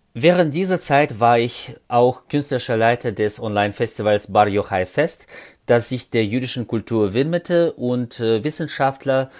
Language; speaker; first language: German; non-native, fluent; Russian